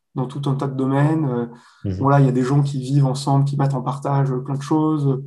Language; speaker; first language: French; native; French